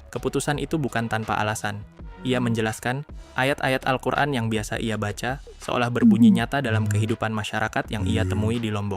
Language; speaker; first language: Indonesian; native; Indonesian